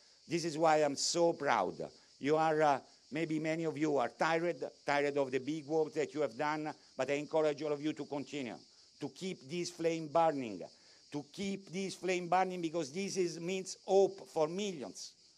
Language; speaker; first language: English; non-native, fluent; Italian